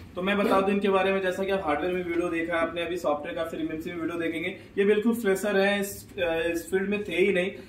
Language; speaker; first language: Hindi; native; Hindi